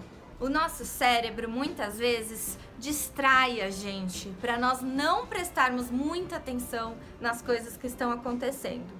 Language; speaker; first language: Portuguese; native; Portuguese